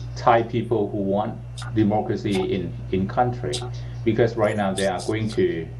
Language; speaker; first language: English; non-native, learner; Thai